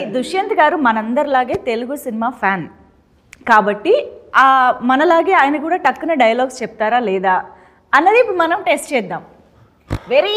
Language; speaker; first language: Telugu; native; Telugu